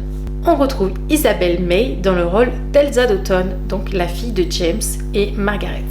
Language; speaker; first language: French; native; French